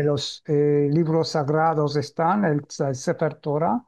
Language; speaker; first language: Spanish; early bilingual, heritage; Ladino